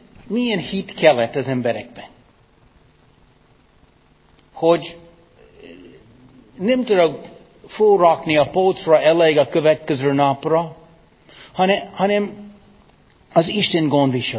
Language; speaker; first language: Hungarian; non-native, fluent; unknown